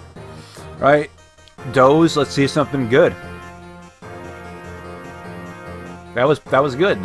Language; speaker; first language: English; native; English